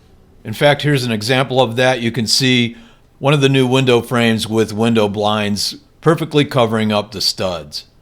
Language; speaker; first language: English; native; English